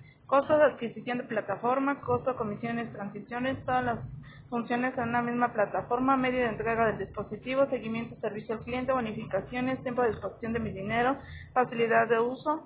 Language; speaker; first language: Spanish; native; Spanish